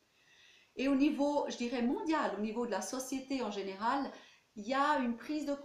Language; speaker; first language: French; native; French